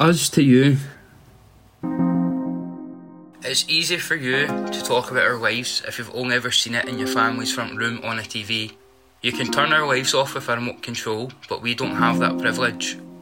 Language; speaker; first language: English; native; English